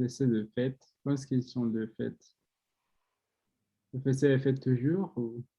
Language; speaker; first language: French; non-native, learner; Spanish